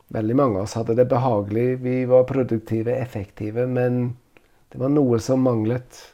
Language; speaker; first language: Norwegian; non-native, fluent; English